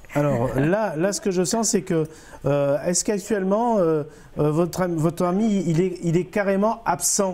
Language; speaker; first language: French; native; French